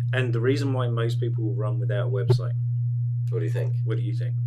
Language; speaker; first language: English; native; English